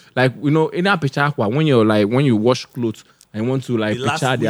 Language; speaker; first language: English; non-native, local second language; Igbo